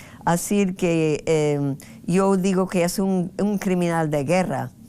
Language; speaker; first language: Spanish; non-native, fluent; English